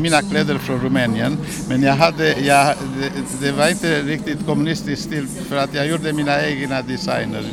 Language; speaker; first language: Swedish; non-native, fluent; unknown